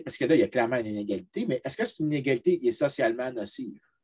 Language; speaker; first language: French; native; French